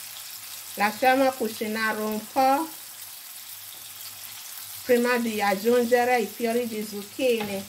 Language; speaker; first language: Italian; non-native, learner; English